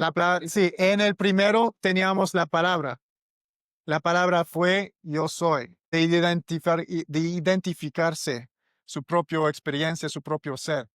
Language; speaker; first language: Spanish; non-native, learner; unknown